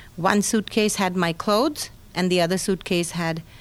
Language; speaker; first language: English; non-native, local second language; Hindi